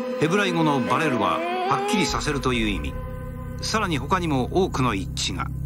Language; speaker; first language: Japanese; native; Japanese